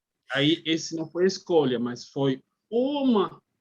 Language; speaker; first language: Portuguese; non-native, fluent; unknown